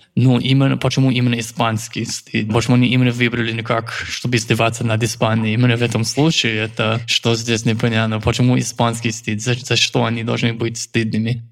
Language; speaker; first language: Russian; non-native, fluent; English